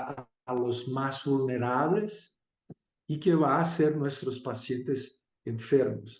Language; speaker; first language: Spanish; non-native, fluent; Portuguese